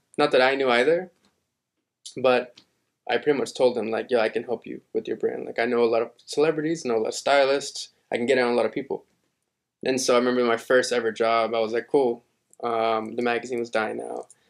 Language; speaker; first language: English; early bilingual, other home language; Spanish